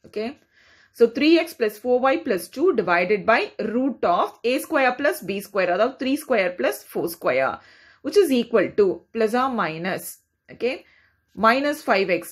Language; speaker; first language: English; non-native, local second language; Tamil